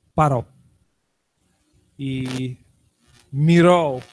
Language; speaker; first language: Spanish; non-native, learner; English